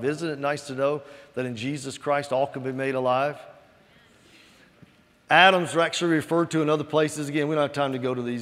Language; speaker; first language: English; native; English